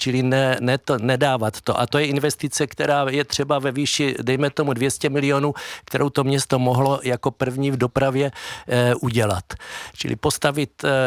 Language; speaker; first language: Czech; native; Czech